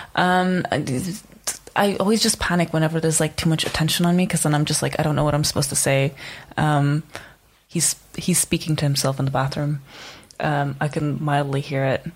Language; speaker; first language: English; non-native, fluent; Czech